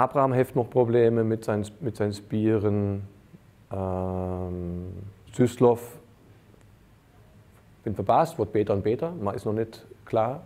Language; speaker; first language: Dutch; non-native, fluent; German